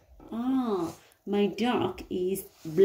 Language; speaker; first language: English; non-native, learner; Vietnamese